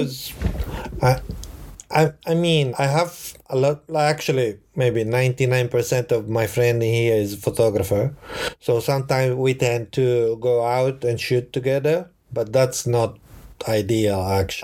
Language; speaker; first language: English; non-native, learner; Italian